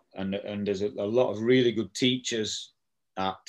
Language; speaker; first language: English; native; English